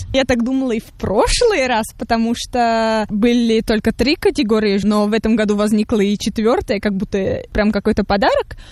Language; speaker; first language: Russian; early bilingual, heritage; Russian